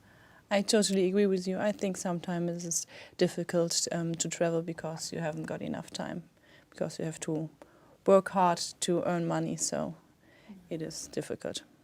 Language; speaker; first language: English; non-native, fluent; German